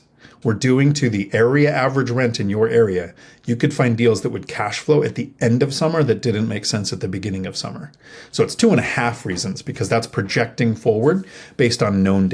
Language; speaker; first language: English; native; English